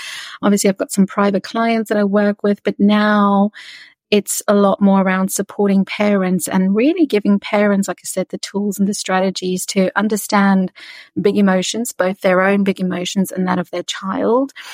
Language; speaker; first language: English; native; English